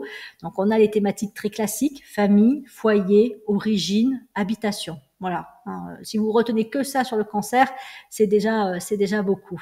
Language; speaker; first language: French; native; French